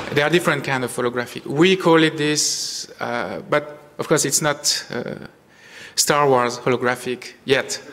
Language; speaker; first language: English; non-native, fluent; French